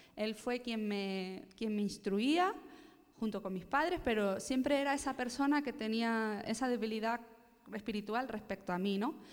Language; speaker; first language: Spanish; native; Spanish